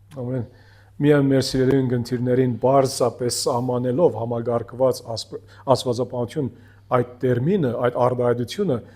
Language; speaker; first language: Armenian; early bilingual, heritage; Armenian